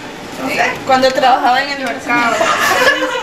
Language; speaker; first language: Spanish; non-native, learner; German